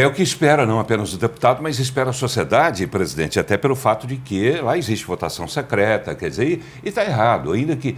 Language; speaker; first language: Portuguese; native; Portuguese